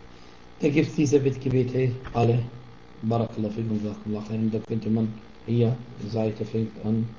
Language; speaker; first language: German; non-native, fluent; Arabic